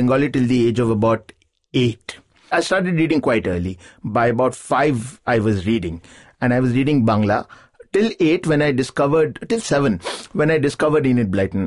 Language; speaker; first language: English; non-native, local second language; Bangla